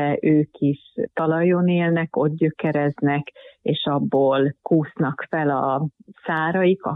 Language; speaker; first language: Hungarian; native; Hungarian